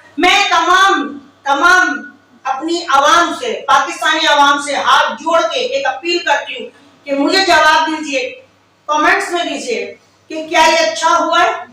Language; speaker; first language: Urdu; native; Urdu